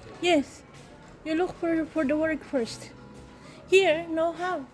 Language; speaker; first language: English; non-native, learner; Filipino